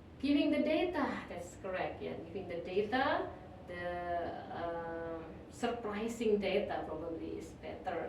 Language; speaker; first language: English; non-native, fluent; Indonesian